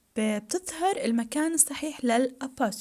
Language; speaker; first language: Arabic; native; Arabic